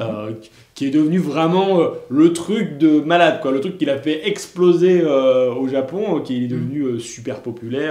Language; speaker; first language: French; native; French